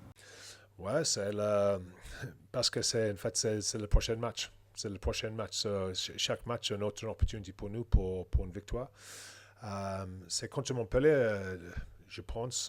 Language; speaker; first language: French; non-native, learner; English